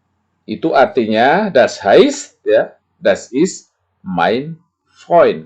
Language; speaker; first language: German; non-native, fluent; Indonesian